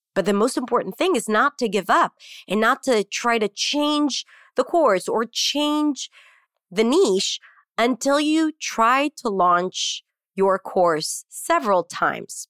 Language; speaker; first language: English; non-native, fluent; Hebrew